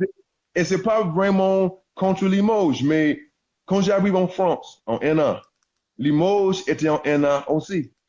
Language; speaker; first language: French; non-native, learner; English